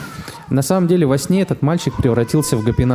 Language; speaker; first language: Russian; native; Russian